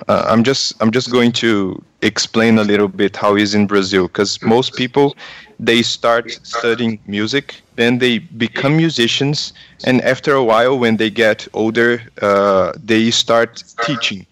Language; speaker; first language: English; non-native, fluent; Portuguese